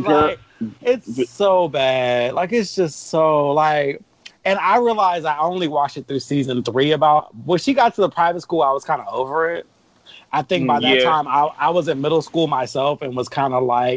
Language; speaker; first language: English; native; English